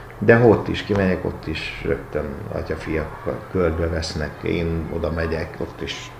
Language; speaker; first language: Hungarian; native; Hungarian